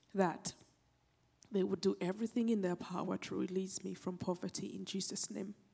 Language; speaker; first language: English; non-native, local second language; Acoli